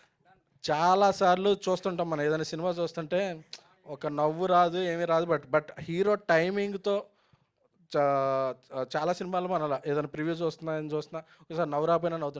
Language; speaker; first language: Telugu; native; Telugu